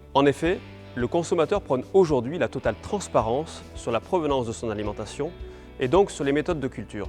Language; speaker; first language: French; native; French